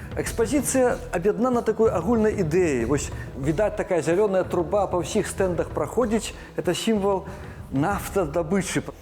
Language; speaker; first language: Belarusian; non-native, local second language; Russian